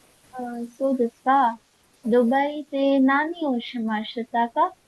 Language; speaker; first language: Japanese; non-native, learner; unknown